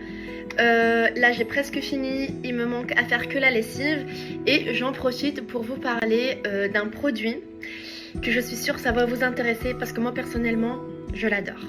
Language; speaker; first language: French; native; French